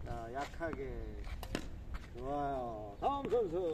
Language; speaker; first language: Korean; native; Korean